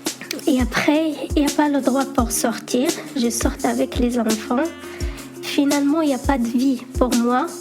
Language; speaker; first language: French; non-native, learner; Arabic